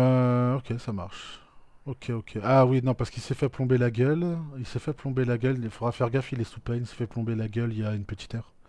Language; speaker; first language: French; native; French